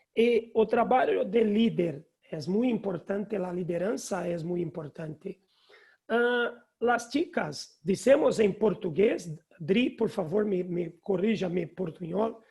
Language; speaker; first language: Spanish; non-native, learner; Portuguese